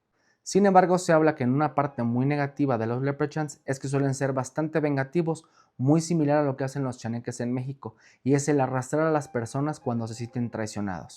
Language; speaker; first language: Spanish; native; Spanish